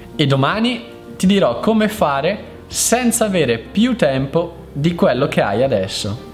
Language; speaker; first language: Italian; native; Italian